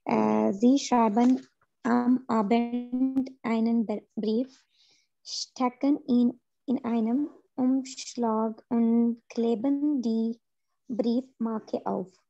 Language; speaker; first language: German; non-native, learner; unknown